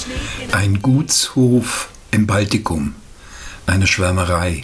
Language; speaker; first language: German; native; German